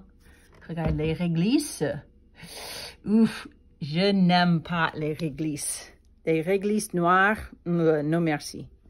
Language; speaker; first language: French; non-native, fluent; English